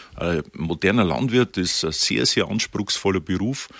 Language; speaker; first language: German; native; German